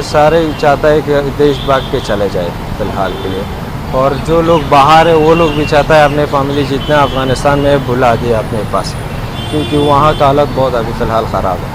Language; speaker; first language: Hindi; non-native, learner; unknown